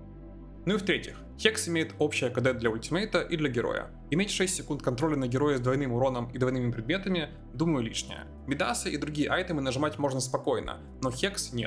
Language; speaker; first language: Russian; native; Russian